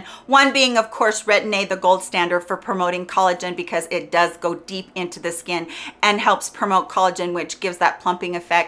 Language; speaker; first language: English; native; English